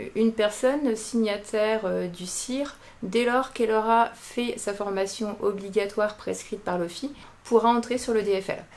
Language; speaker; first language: French; native; French